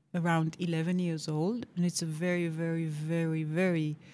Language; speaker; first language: English; non-native, fluent; Hebrew